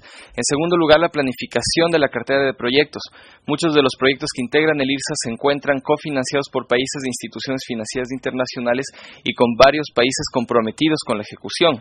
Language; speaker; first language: Spanish; native; Spanish